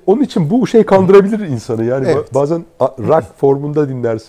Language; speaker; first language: Turkish; native; Turkish